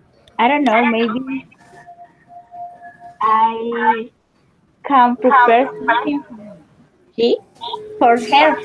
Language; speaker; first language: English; non-native, learner; Spanish